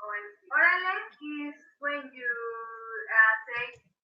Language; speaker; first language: English; non-native, learner; Spanish